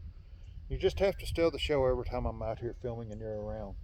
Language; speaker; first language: English; native; English